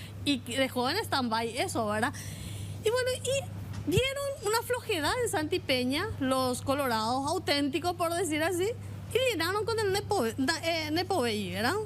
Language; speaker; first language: Spanish; native; Spanish